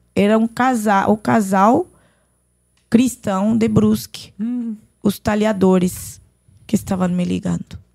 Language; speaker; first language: Portuguese; non-native, fluent; Arabic